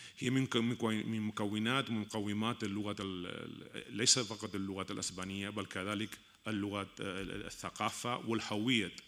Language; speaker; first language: Arabic; non-native, fluent; Catalan